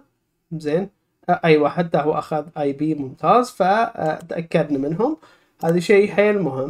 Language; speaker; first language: Arabic; native; Arabic